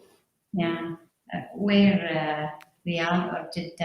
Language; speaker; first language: English; non-native, learner; Arabic